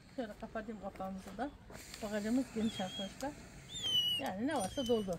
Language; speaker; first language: Turkish; native; Turkish